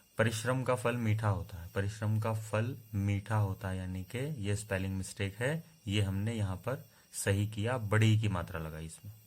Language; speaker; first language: Hindi; native; Hindi